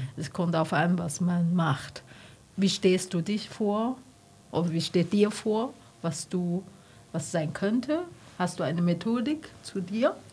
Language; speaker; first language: German; non-native, learner; Chinese